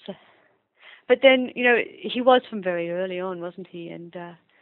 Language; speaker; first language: English; native; English